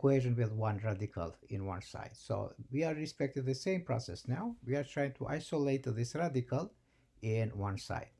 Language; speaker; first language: English; non-native, fluent; Albanian